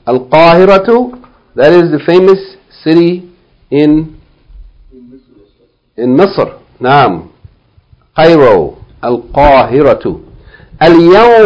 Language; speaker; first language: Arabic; non-native, fluent; English